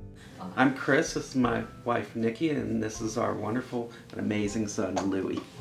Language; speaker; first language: English; native; English